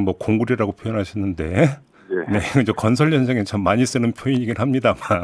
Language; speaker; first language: Korean; native; Korean